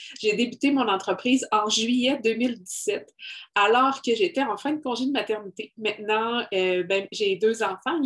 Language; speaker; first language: French; native; French